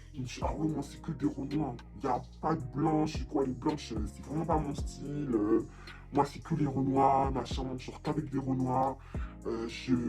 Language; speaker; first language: French; native; French